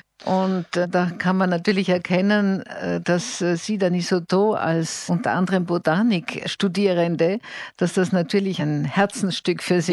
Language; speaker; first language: German; native; German